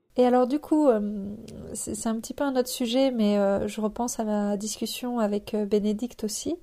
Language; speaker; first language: French; native; French